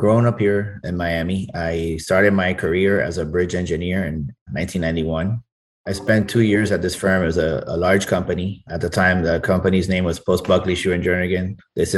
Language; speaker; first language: English; native; English